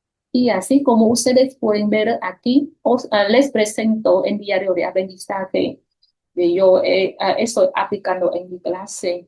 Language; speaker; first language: Spanish; non-native, fluent; Vietnamese